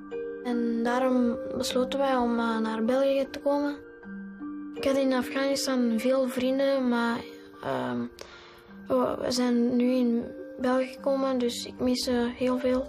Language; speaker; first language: Dutch; early bilingual, other home language; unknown